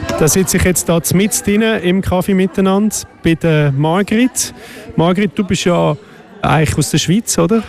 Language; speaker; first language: German; native; German